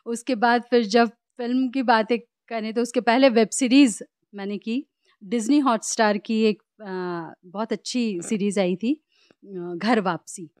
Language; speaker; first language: Hindi; native; Hindi